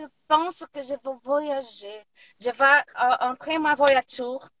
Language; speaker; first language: French; non-native, learner; Portuguese